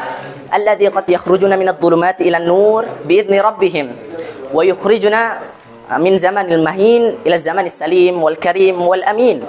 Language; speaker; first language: Arabic; non-native, learner; Indonesian